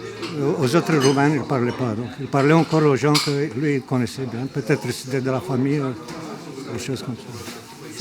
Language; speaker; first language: French; non-native, fluent; Romanian